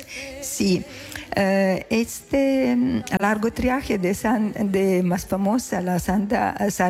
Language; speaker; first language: Spanish; non-native, learner; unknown